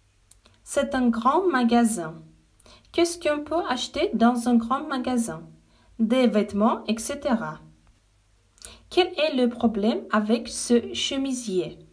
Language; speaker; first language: French; non-native, fluent; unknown